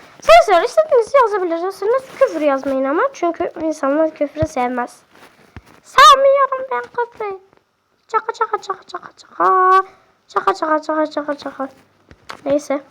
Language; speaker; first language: Turkish; native; Turkish